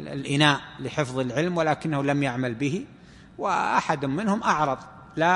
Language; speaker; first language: Arabic; native; Arabic